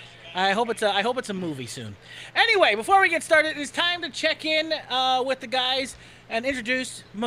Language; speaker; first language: English; native; English